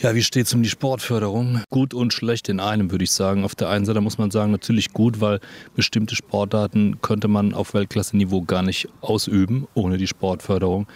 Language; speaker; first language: German; native; German